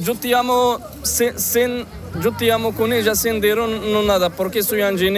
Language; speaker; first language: Spanish; non-native, learner; Arabic